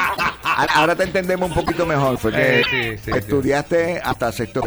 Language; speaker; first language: Spanish; native; Spanish